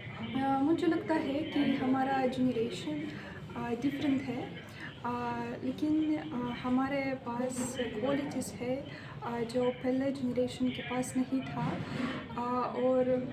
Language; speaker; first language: Hindi; non-native, learner; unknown